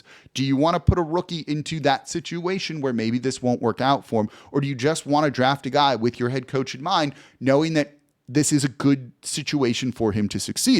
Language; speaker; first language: English; native; English